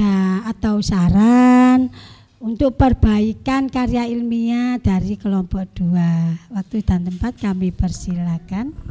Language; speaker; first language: Indonesian; native; Indonesian